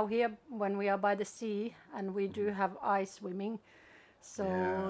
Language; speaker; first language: English; non-native, fluent; Finnish